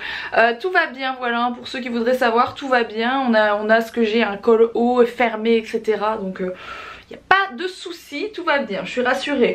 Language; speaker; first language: French; native; French